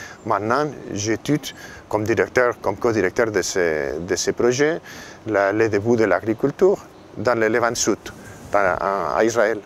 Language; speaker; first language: French; non-native, fluent; Catalan